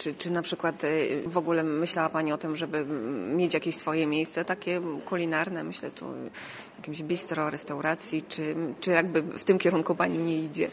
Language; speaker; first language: Polish; native; Polish